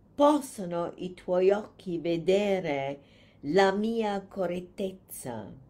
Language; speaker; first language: Italian; non-native, fluent; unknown